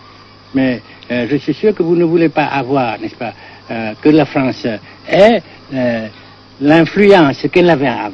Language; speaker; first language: French; non-native, fluent; Vietnamese